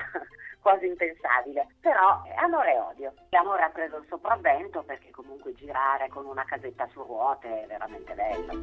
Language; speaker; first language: Italian; native; Italian